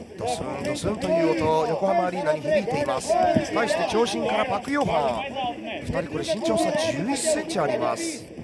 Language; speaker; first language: Japanese; native; Japanese